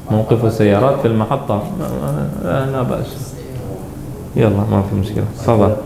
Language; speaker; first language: Arabic; non-native, fluent; Indonesian